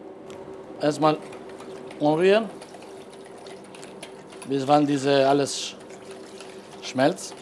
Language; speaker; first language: German; non-native, learner; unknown